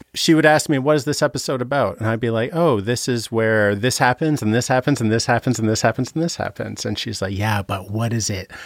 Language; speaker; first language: English; native; English